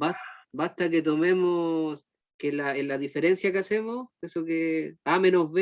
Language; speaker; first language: Spanish; native; Spanish